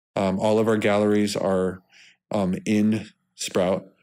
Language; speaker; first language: English; native; English